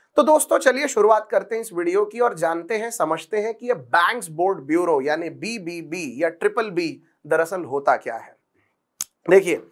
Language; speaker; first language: Hindi; non-native, local second language; Marathi